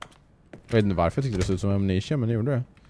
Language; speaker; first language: Swedish; native; Swedish